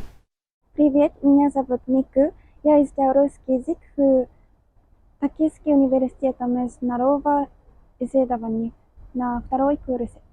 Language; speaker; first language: Russian; non-native, learner; Japanese